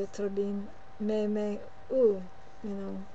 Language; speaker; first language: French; non-native, learner; English